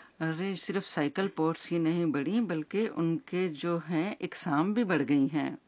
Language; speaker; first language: Urdu; native; Urdu